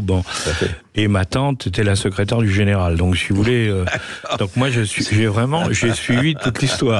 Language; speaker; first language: French; native; French